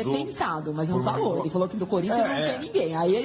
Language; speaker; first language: Portuguese; native; Portuguese